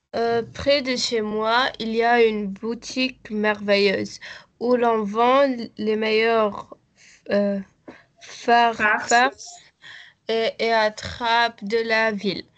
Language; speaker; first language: French; non-native, learner; Arabic